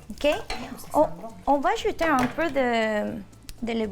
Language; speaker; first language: French; non-native, fluent; Spanish